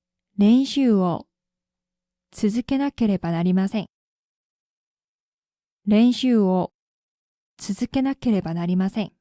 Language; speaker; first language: Japanese; non-native, fluent; Korean